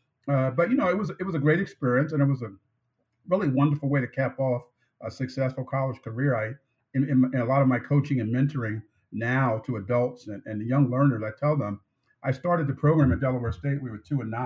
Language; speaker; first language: English; native; English